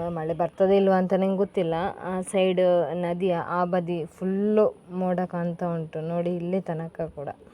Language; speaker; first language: Kannada; native; Kannada